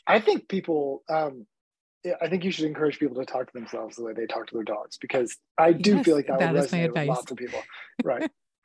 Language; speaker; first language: English; early bilingual, other home language; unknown